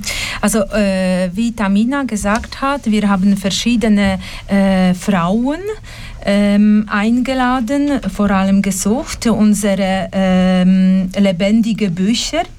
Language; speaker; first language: German; non-native, fluent; Polish